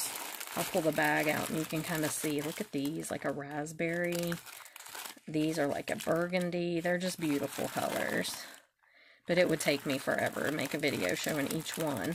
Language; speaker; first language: English; native; English